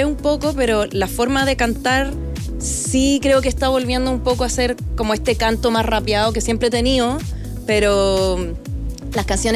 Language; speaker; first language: Spanish; non-native, local second language; English